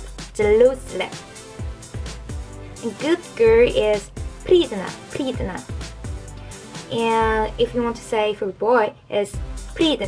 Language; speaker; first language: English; non-native, fluent; Korean